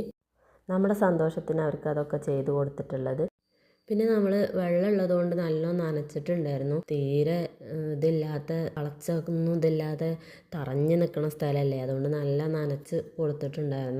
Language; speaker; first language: Malayalam; native; Malayalam